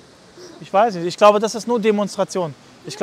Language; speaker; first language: German; native; German